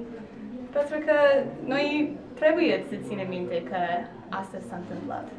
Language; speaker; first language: Romanian; non-native, learner; English